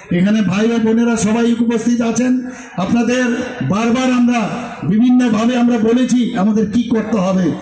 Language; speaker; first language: Bangla; native; Bangla